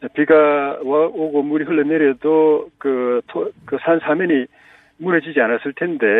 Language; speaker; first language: Korean; native; Korean